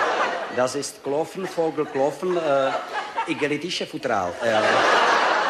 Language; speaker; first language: German; non-native, learner; Czech